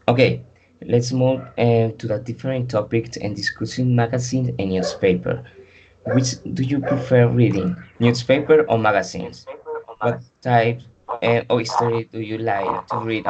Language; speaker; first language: English; non-native, learner; Spanish